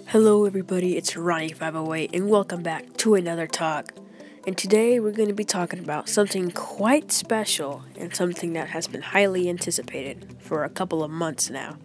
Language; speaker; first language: English; native; English